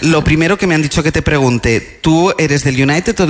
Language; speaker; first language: Spanish; native; Spanish